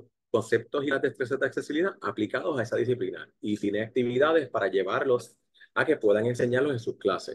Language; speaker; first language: Spanish; native; Spanish